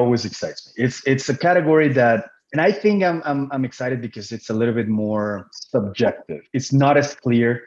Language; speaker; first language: English; non-native, fluent; Spanish